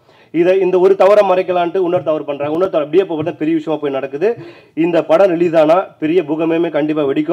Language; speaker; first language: Tamil; native; Tamil